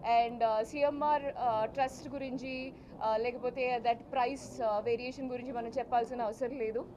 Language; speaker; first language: Telugu; non-native, fluent; Malayalam